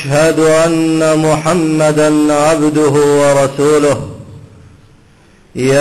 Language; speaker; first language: Arabic; native; Arabic